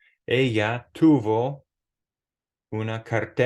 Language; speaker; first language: Spanish; non-native, fluent; English